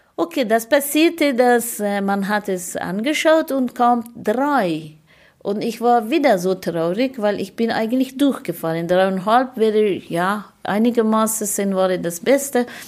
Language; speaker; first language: German; non-native, fluent; Persian